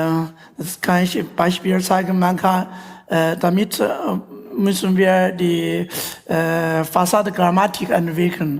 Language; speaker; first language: German; non-native, learner; Chinese